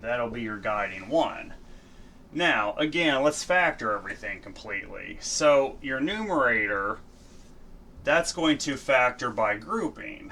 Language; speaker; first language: English; native; English